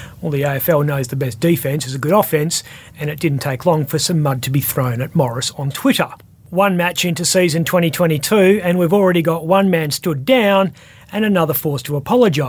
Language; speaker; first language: English; native; English